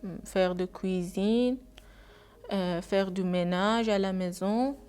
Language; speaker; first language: French; non-native, learner; Persian